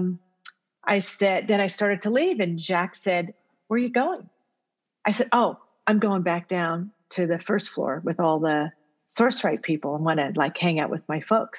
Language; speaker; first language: English; early bilingual, other home language; Italian